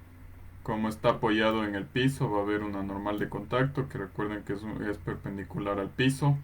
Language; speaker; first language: Spanish; native; Spanish